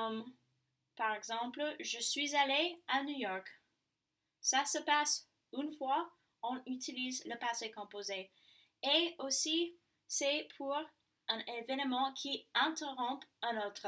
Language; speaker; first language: French; non-native, fluent; English